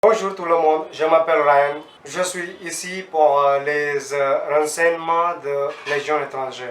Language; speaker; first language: French; non-native, learner; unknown